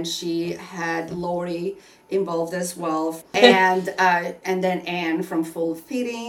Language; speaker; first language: English; non-native, fluent; Albanian